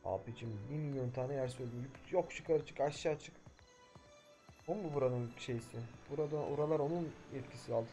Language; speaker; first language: Turkish; native; Turkish